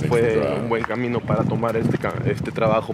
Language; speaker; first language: Spanish; native; Spanish